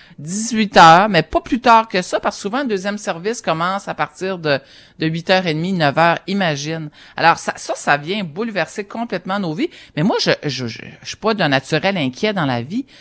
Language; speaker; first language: French; native; French